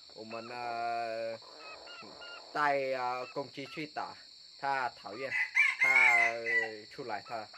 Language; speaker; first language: Chinese; non-native, learner; Vietnamese